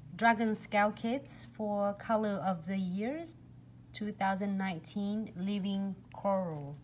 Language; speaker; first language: English; non-native, fluent; Vietnamese